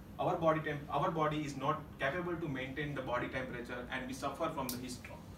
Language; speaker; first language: English; non-native, local second language; Gujarati